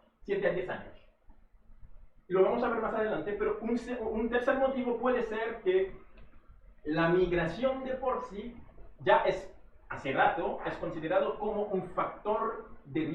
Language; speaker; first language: Spanish; non-native, fluent; Haitian Creole